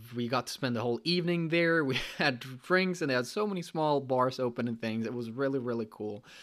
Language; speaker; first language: English; non-native, fluent; Swedish